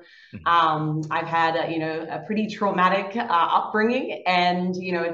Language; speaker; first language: English; native; English